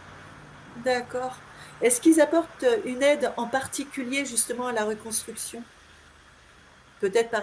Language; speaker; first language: French; native; French